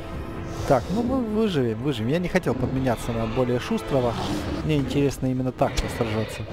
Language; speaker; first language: Russian; native; Russian